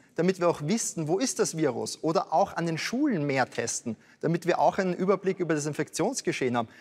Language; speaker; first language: German; native; German